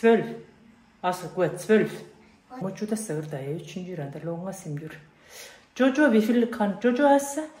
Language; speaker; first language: German; non-native, fluent; Tibetan